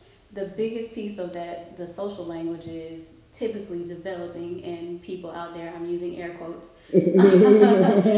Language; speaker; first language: English; native; English